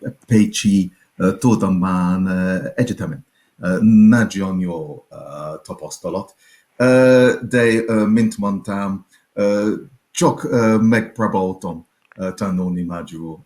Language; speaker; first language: Hungarian; non-native, learner; English